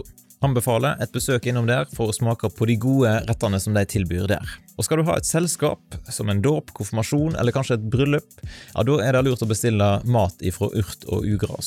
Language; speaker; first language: Norwegian; native; Norwegian